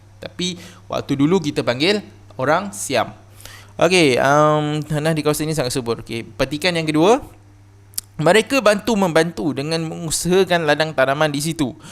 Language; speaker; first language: Malay; native; Malay